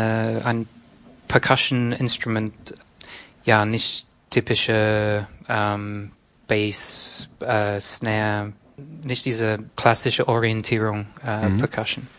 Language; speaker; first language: German; non-native, learner; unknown